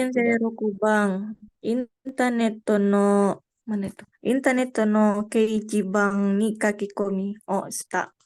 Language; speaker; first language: Japanese; non-native, learner; Indonesian